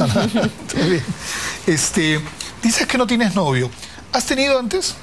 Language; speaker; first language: Spanish; native; Spanish